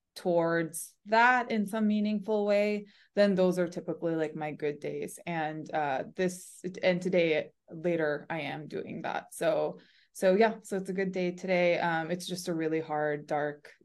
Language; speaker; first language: English; early bilingual, other home language; Urdu